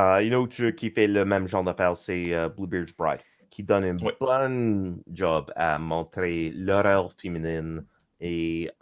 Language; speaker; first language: French; non-native, local second language; English